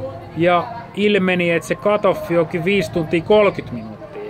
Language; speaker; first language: Finnish; native; Finnish